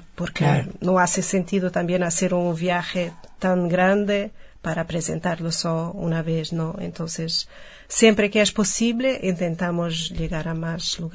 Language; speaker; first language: Spanish; non-native, fluent; Portuguese